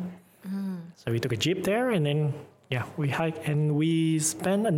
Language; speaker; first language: English; non-native, fluent; Indonesian